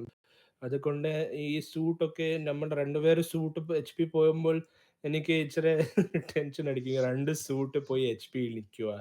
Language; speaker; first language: Malayalam; early bilingual, heritage; Malayalam